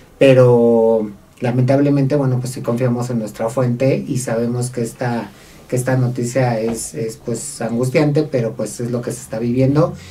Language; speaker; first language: Spanish; native; Spanish